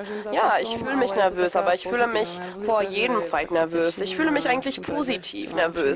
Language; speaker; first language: German; non-native, fluent; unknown